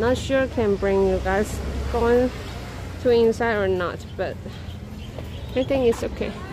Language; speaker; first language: English; non-native, learner; Chinese